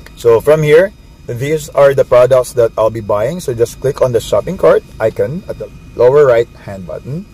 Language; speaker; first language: English; non-native, local second language; Filipino